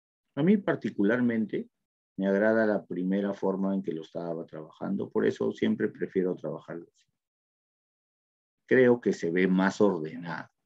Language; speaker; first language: Spanish; native; Spanish